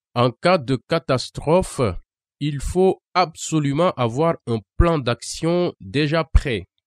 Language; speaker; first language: French; non-native, local second language; Wolof